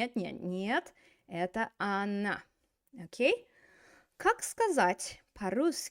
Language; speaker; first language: Russian; non-native, fluent; English